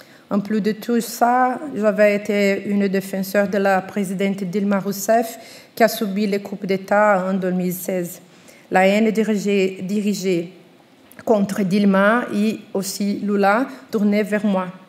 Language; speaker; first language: French; non-native, fluent; Portuguese